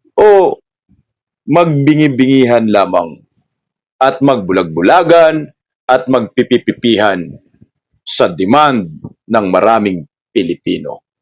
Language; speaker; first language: Filipino; non-native, local second language; Cebuano